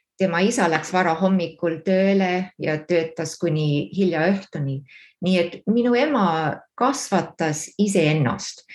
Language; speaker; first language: Estonian; early bilingual, heritage; Estonian